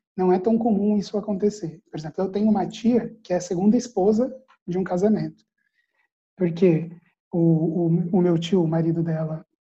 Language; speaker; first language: Portuguese; early bilingual, other home language; Arabic